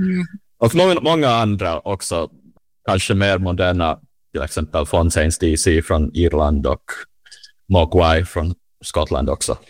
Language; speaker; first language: Swedish; non-native, learner; Finnish